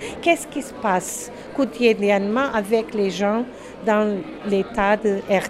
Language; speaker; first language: French; non-native, learner; German